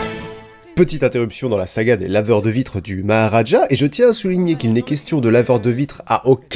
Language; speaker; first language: French; native; French